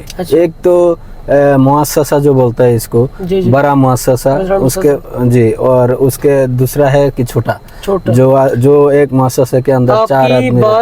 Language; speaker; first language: Hindi; non-native, fluent; Bangla